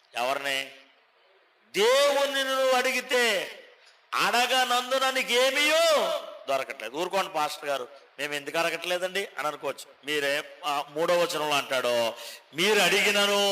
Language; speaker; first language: Telugu; native; Telugu